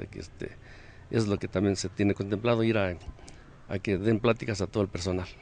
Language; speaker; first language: Spanish; native; Spanish